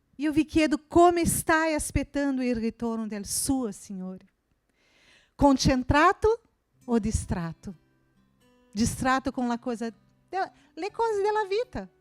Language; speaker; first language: Italian; non-native, fluent; Portuguese